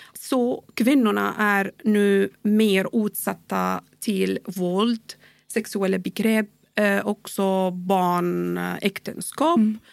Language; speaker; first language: Swedish; non-native, fluent; Arabic